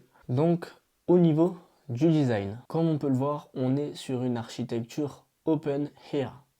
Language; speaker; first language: French; native; French